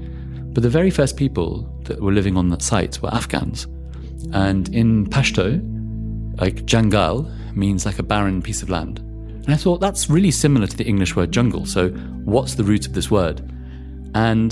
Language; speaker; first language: English; native; English